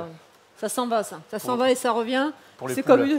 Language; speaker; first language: French; native; French